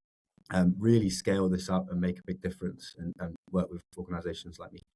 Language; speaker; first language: English; native; English